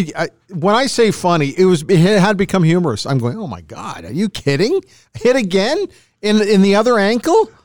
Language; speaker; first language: English; native; English